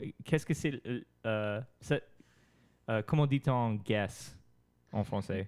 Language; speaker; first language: French; non-native, learner; English